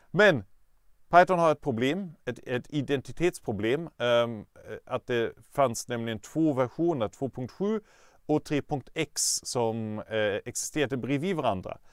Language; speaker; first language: Swedish; non-native, fluent; German